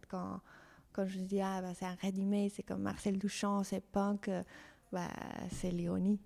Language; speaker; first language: French; non-native, fluent; Spanish